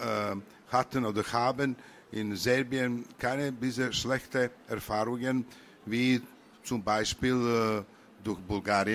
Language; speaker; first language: German; non-native, learner; Serbian